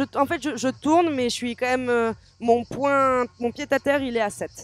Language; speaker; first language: French; native; French